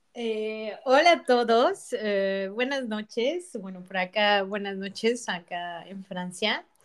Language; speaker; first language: Spanish; native; Spanish